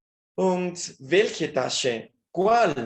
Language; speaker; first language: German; non-native, fluent; Spanish